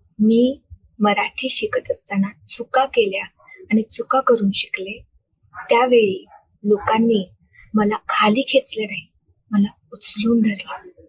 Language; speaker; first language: Marathi; non-native, local second language; Hindi